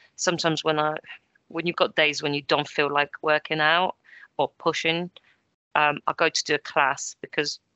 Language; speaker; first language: English; early bilingual, other home language; Polish